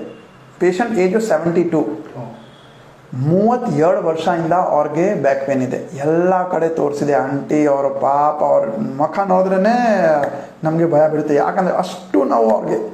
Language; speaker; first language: Kannada; non-native, local second language; Gujarati